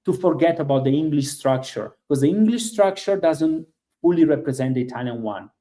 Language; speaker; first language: English; non-native, fluent; Italian